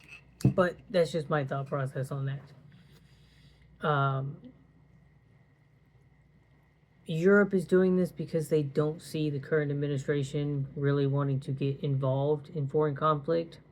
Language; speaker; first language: English; native; English